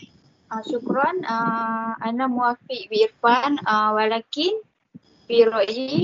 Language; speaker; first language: Arabic; non-native, learner; Malay